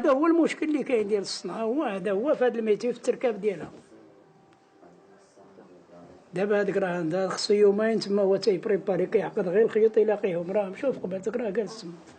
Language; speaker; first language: Arabic; native; Arabic